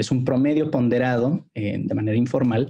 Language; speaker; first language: Spanish; native; Spanish